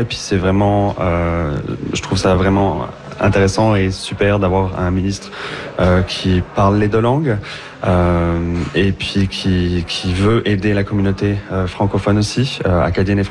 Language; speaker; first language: French; native; French